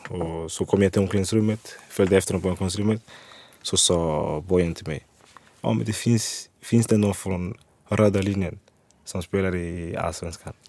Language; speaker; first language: Swedish; early bilingual, other home language; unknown